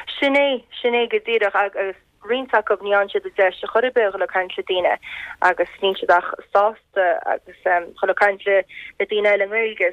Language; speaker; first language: Irish; native; Irish